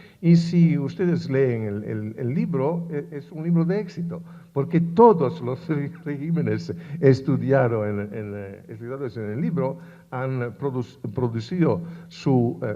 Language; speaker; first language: Spanish; non-native, fluent; Italian